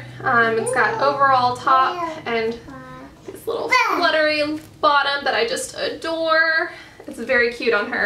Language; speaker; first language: English; native; English